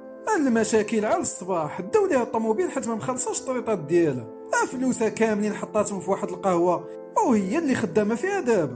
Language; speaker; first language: Arabic; native; Arabic